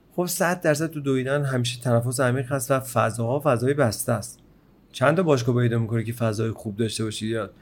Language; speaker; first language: Persian; native; Persian